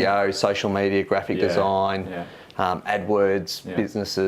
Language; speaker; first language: English; native; English